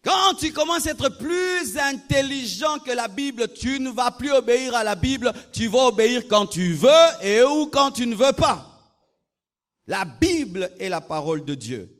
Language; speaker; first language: French; non-native, local second language; Lingala